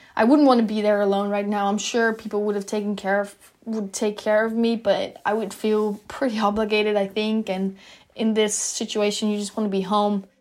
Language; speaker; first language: English; non-native, fluent; Dutch